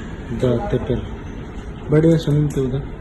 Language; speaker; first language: Russian; non-native, learner; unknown